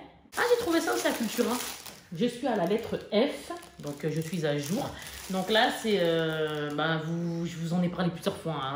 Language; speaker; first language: French; native; French